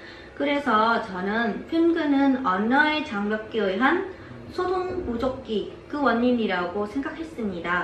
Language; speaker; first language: Korean; non-native, fluent; Vietnamese